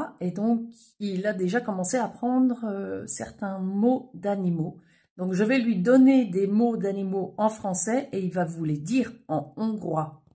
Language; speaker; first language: French; native; French